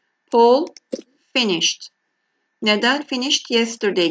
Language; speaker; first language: English; non-native, fluent; Turkish